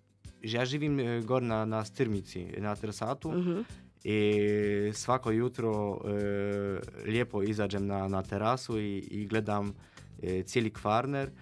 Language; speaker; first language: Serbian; non-native, fluent; Polish